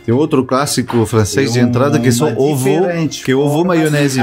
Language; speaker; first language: Portuguese; non-native, fluent; French